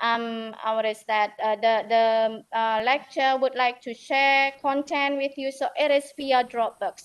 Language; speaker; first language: English; non-native, fluent; Indonesian